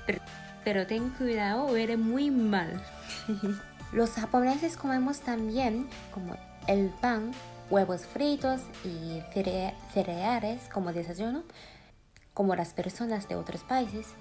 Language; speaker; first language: Spanish; non-native, fluent; Japanese